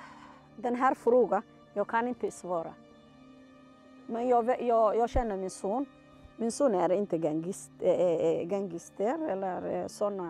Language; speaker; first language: Swedish; non-native, learner; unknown